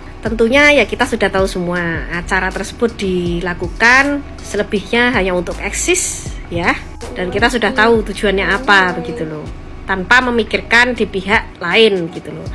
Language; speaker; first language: Indonesian; native; Indonesian